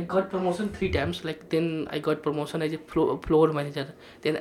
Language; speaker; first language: English; non-native, local second language; Hindi